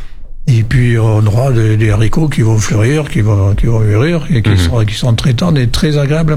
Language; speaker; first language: French; native; French